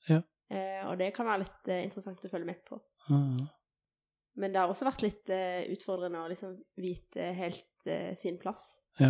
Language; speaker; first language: Norwegian; native; Norwegian